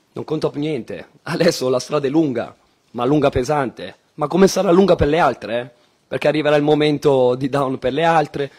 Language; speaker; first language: Italian; native; Italian